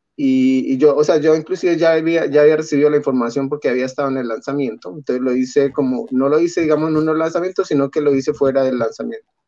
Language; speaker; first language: Spanish; native; Spanish